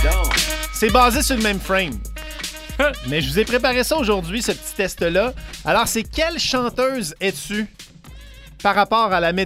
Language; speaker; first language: French; native; French